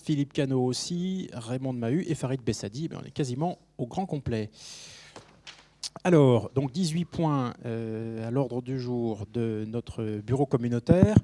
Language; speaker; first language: French; native; French